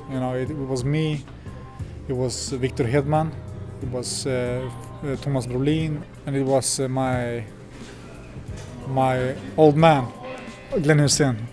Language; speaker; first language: English; non-native, fluent; Swedish